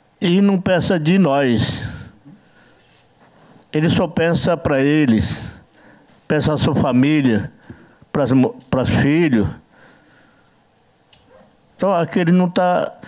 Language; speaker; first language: Portuguese; non-native, learner; Yanomámi